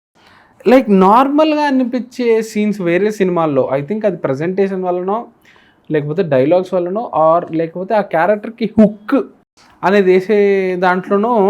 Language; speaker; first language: Telugu; native; Telugu